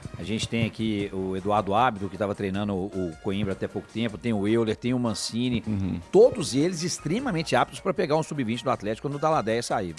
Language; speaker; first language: Portuguese; native; Portuguese